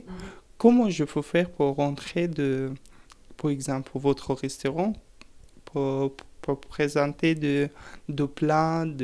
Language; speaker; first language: French; non-native, learner; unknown